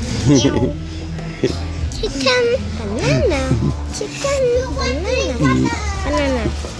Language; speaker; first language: English; non-native, learner; Khmer